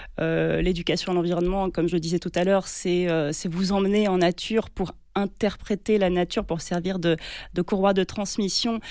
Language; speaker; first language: French; native; French